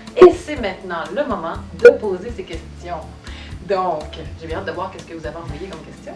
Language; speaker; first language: French; native; French